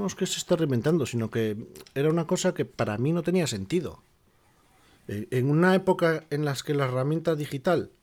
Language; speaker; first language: Spanish; native; Spanish